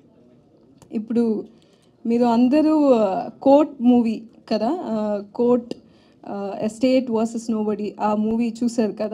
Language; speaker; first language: Telugu; non-native, learner; Tamil